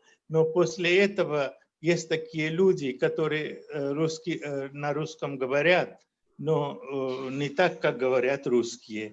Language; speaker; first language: Russian; non-native, fluent; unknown